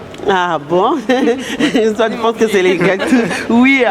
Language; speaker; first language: French; non-native, local second language; Lingala